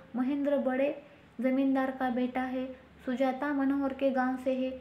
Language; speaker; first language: Hindi; non-native, local second language; Marathi